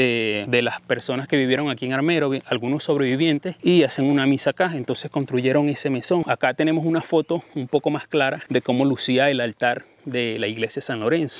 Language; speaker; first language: Spanish; native; Spanish